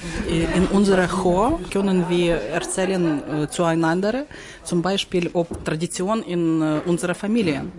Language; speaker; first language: German; non-native, learner; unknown